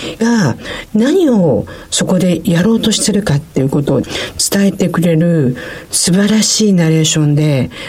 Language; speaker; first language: Japanese; native; Japanese